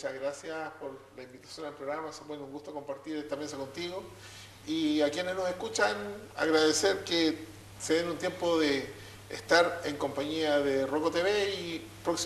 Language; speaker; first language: Spanish; native; Spanish